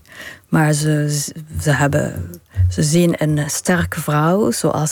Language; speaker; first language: Dutch; non-native, fluent; Arabic